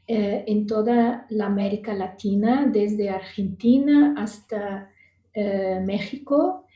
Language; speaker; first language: Spanish; non-native, fluent; Portuguese